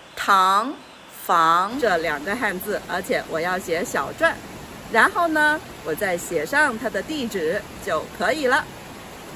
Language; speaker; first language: Chinese; non-native, local second language; Yao